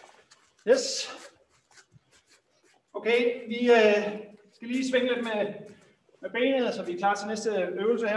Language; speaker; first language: Danish; native; Danish